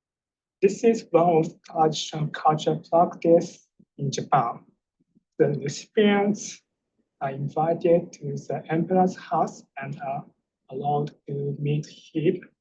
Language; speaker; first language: English; non-native, fluent; Japanese